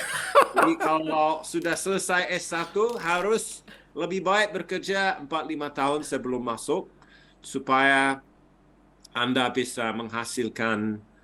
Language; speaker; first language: Indonesian; non-native, fluent; English